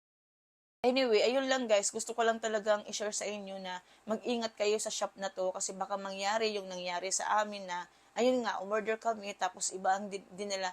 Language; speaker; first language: Filipino; native; Filipino